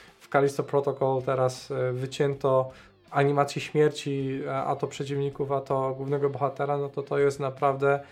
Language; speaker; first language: Polish; native; Polish